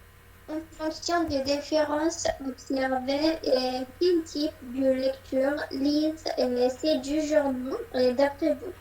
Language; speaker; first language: French; non-native, learner; Arabic